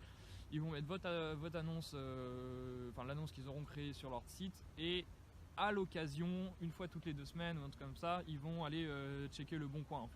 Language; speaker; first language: French; native; French